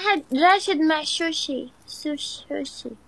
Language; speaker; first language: Arabic; non-native, learner; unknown